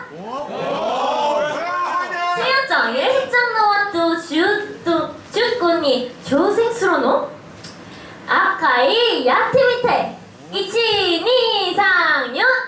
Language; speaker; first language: Japanese; non-native, learner; Korean